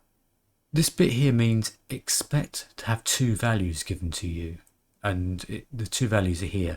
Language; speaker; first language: English; native; English